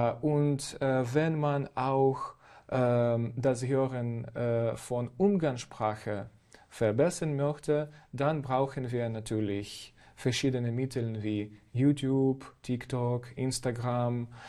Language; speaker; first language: German; non-native, fluent; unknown